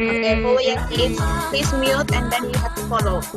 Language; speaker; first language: English; non-native, fluent; Indonesian